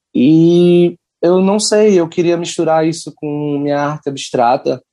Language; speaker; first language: Portuguese; native; Portuguese